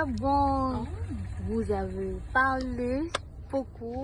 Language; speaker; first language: French; non-native, learner; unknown